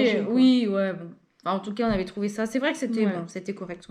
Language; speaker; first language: French; native; French